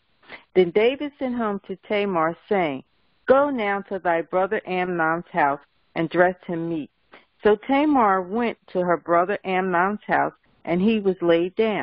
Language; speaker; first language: English; native; English